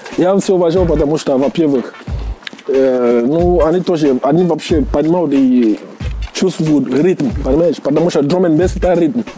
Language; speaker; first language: Russian; non-native, fluent; Jamaican Creole English